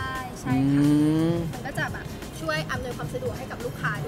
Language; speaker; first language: Thai; native; Thai